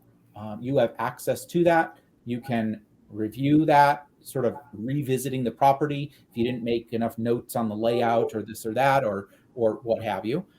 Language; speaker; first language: English; native; English